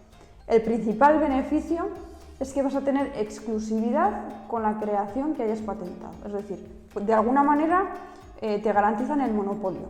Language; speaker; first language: Spanish; native; Spanish